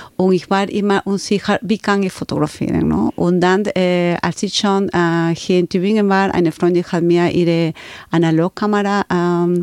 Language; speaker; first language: German; non-native, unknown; Spanish